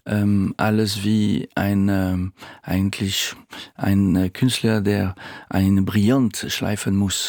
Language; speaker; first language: German; non-native, fluent; French